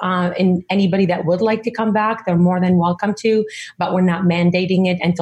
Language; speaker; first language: English; early bilingual, other home language; Arabic